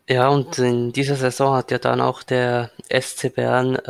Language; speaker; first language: German; native; German